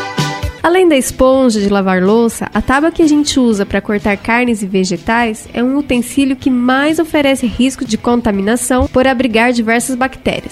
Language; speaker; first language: Portuguese; native; Portuguese